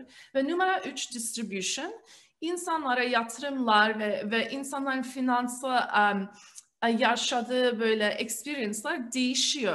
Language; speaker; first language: Turkish; early bilingual, heritage; Turkish